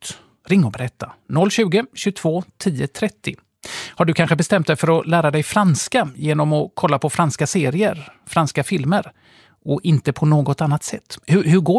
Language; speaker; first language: Swedish; native; Swedish